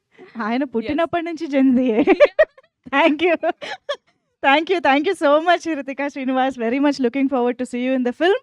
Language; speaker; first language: Telugu; native; Telugu